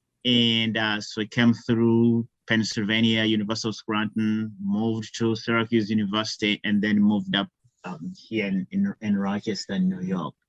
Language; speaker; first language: English; non-native, local second language; Ganda